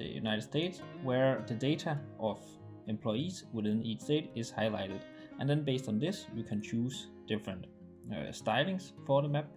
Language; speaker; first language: English; non-native, fluent; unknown